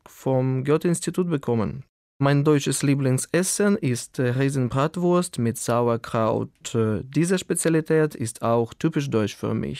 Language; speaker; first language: German; non-native, fluent; Ukrainian